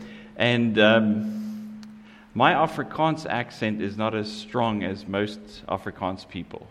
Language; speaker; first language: English; non-native, local second language; Afrikaans